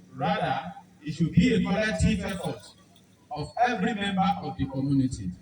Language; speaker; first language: English; non-native, local second language; Yoruba